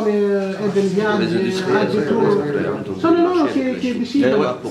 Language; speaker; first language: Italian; non-native, learner; Arabic